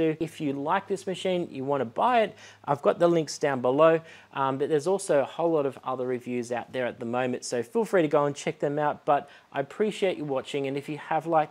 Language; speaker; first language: English; native; English